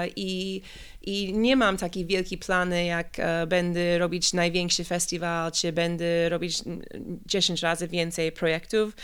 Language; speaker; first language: Polish; non-native, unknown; English